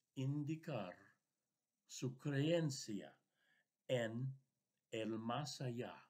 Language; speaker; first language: Spanish; non-native, fluent; English